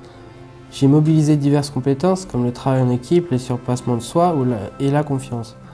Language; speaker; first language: French; native; French